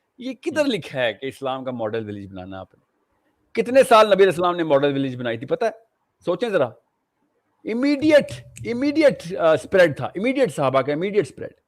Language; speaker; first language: Urdu; native; Urdu